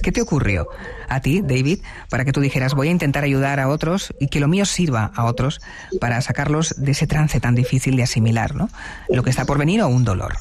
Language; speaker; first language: Spanish; native; Spanish